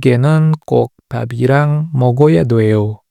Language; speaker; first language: Korean; non-native, fluent; Indonesian